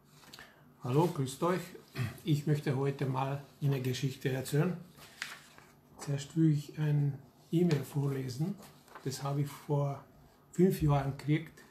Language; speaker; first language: German; non-native, fluent; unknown